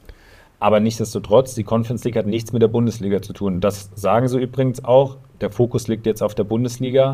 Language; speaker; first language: German; native; German